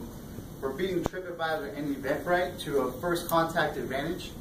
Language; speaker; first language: English; native; English